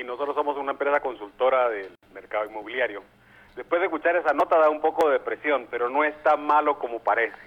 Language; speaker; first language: Spanish; native; Spanish